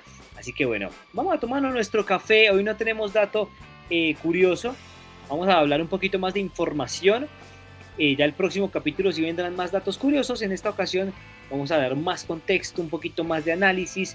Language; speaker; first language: Spanish; native; Spanish